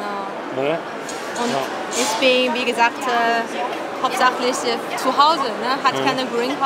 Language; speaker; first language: German; native; German